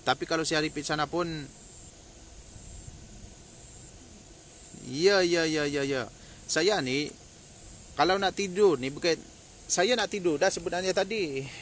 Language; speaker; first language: Malay; native; Malay